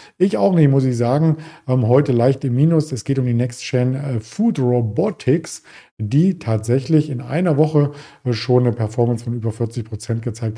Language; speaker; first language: German; native; German